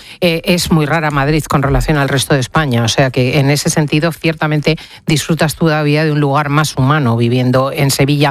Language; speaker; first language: Spanish; native; Spanish